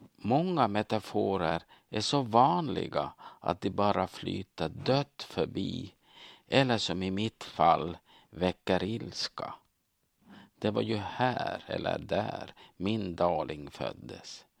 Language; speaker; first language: Swedish; native; Swedish